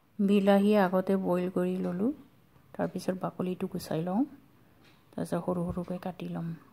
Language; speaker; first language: Assamese; non-native, local second language; Bodo